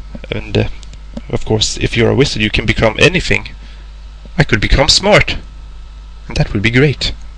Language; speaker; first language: English; non-native, fluent; Swedish